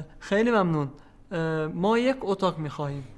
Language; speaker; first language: Persian; non-native, learner; Arabic